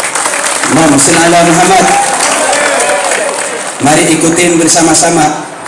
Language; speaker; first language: Indonesian; native; Indonesian